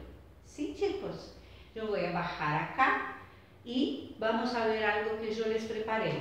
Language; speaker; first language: Spanish; non-native, fluent; Portuguese